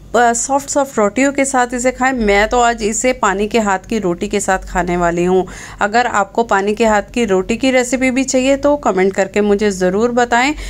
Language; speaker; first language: Hindi; non-native, local second language; Punjabi